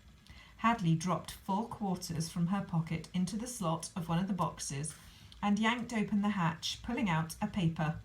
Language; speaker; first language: English; native; English